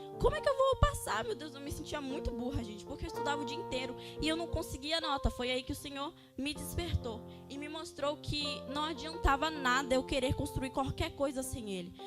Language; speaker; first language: Portuguese; native; Portuguese